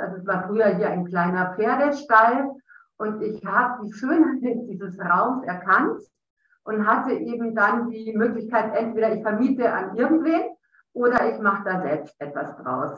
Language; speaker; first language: German; native; German